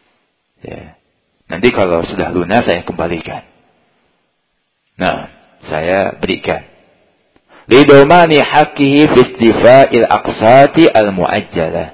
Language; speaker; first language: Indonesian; native; Indonesian